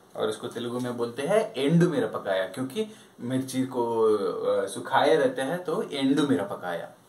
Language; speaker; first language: Hindi; non-native, local second language; Telugu